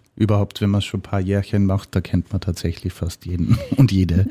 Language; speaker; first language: German; native; German